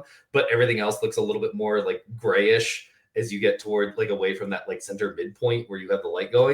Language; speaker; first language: English; native; English